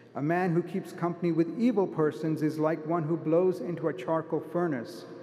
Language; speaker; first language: English; native; English